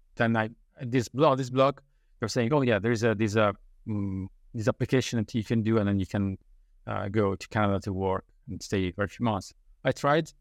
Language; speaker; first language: English; non-native, learner; Italian